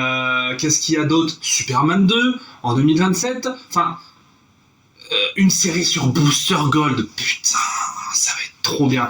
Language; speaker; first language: French; native; French